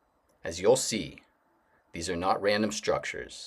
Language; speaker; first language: English; native; English